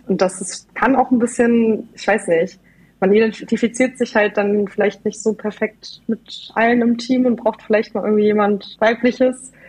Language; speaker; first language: German; native; German